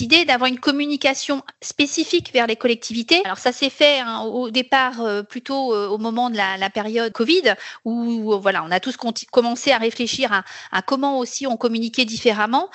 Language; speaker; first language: French; native; French